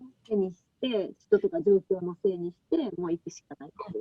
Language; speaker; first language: Japanese; native; Japanese